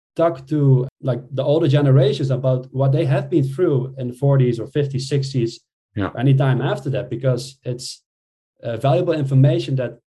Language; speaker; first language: English; non-native, fluent; Dutch